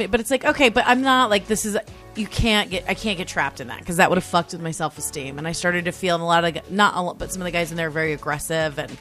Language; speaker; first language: English; native; English